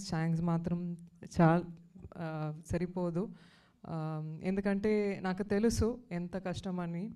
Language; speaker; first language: Telugu; non-native, fluent; Tamil